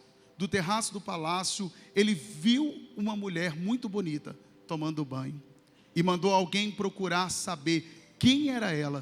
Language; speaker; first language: Portuguese; native; Portuguese